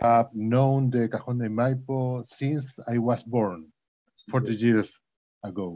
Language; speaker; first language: English; non-native, learner; Spanish